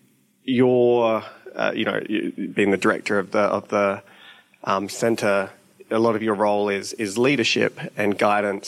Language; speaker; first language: English; native; English